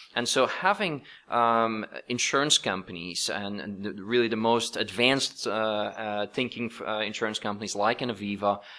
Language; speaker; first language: English; non-native, fluent; Dutch